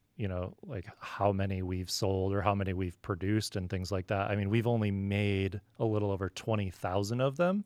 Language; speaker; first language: English; native; English